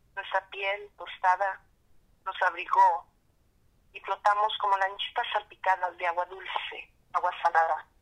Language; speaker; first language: Spanish; early bilingual, heritage; Spanish